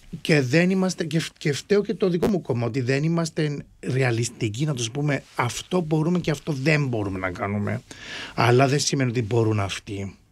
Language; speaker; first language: Greek; early bilingual, heritage; Greek